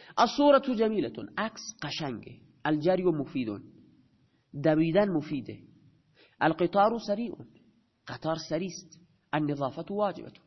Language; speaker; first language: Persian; non-native, local second language; Baluchi